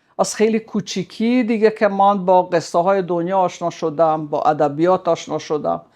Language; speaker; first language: Persian; non-native, fluent; Hungarian